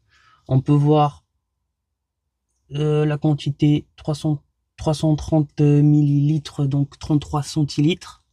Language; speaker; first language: French; native; French